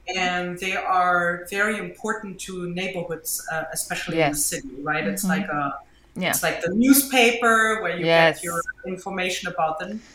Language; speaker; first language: English; non-native, fluent; German